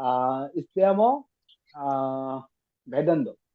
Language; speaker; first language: Italian; non-native, learner; Bangla